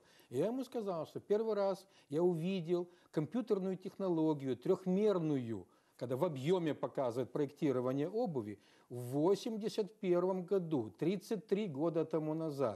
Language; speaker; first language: Russian; native; Russian